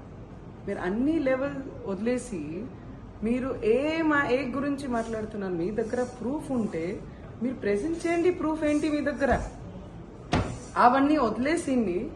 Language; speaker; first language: Telugu; non-native, fluent; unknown